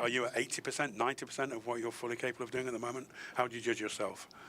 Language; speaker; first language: English; native; English